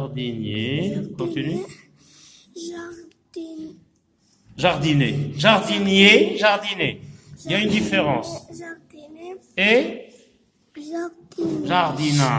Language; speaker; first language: French; non-native, local second language; Arabic